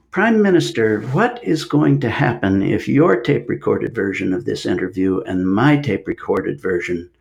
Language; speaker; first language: English; native; English